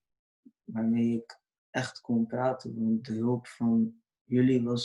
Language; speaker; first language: Dutch; early bilingual, other home language; Urdu